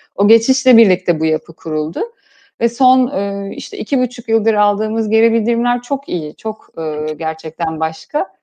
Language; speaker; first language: Turkish; native; Turkish